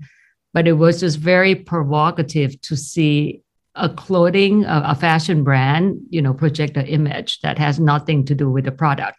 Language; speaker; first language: English; non-native, fluent; Thai